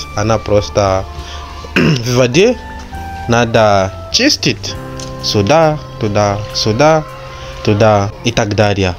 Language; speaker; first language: Russian; non-native, learner; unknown